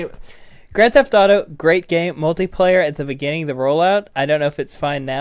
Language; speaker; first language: English; native; English